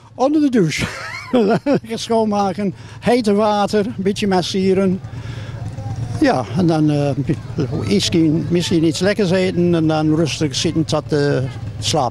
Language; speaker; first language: Dutch; non-native, fluent; English